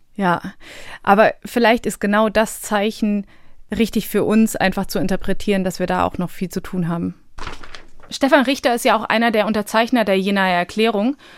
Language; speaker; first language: German; early bilingual, other home language; Bosnian